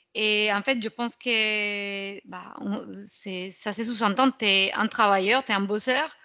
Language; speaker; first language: French; non-native, fluent; Spanish